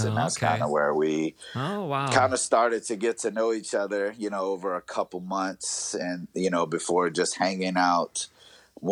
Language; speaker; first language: English; native; English